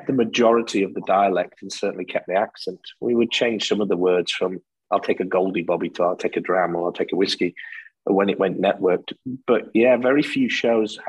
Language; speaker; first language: English; native; English